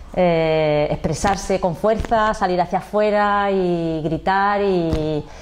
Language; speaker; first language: Spanish; native; Spanish